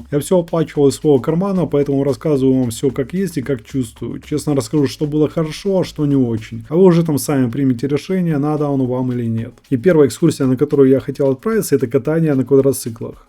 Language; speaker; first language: Russian; native; Russian